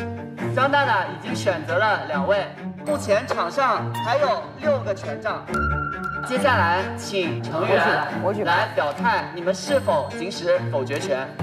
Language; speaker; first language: Chinese; native; Chinese